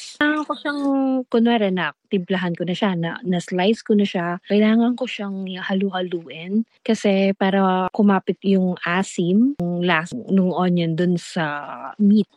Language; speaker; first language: Filipino; non-native, local second language; Pampanga